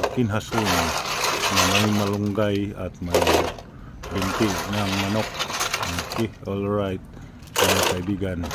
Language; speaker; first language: Filipino; non-native, local second language; Cebuano